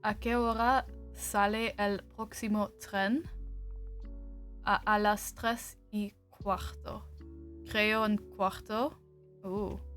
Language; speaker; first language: Spanish; non-native, learner; English